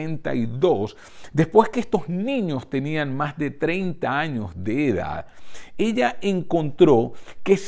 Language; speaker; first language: Spanish; native; Spanish